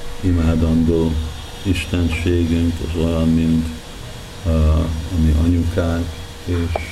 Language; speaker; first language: Hungarian; early bilingual, heritage; Hungarian